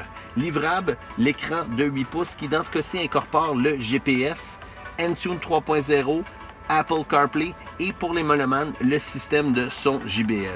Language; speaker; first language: French; native; French